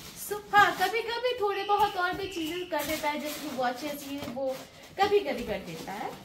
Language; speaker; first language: Hindi; non-native, local second language; Bangla